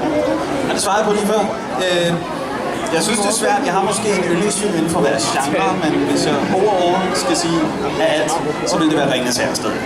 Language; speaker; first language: Danish; native; Danish